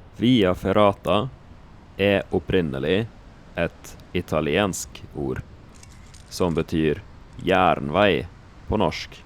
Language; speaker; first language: Norwegian; native; Norwegian